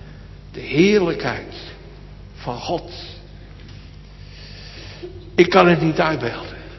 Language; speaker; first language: Dutch; native; Dutch